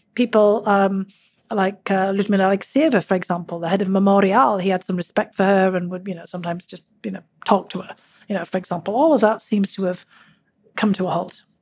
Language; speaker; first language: English; native; English